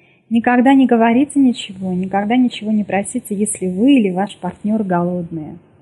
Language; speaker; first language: Russian; native; Russian